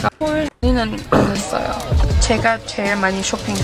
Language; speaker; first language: Korean; early bilingual, heritage; English